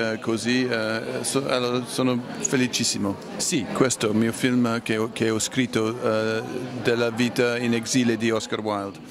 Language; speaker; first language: Italian; non-native, fluent; English